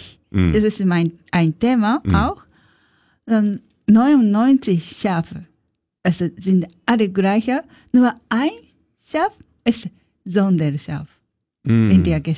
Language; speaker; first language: German; non-native, learner; Japanese